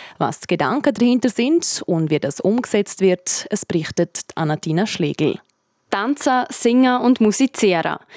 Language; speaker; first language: German; native; German